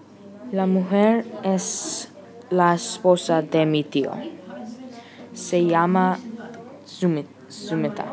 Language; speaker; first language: Spanish; non-native, learner; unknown